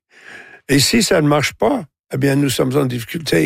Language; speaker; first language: French; non-native, local second language; English